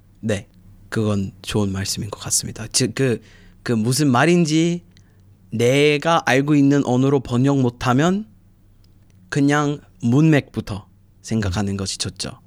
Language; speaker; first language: Korean; non-native, fluent; English